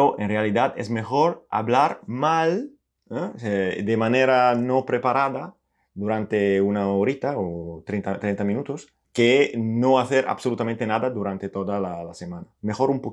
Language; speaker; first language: Spanish; non-native, fluent; Italian